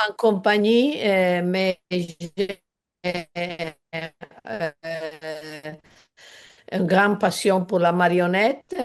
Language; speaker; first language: French; non-native, learner; Italian